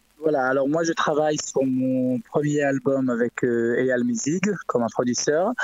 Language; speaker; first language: French; non-native, learner; Hebrew